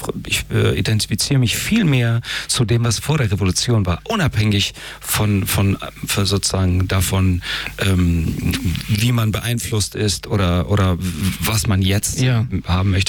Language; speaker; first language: German; early bilingual, other home language; Persian